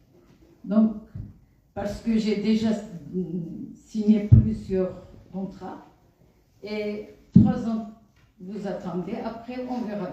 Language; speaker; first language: French; non-native, fluent; Kurdish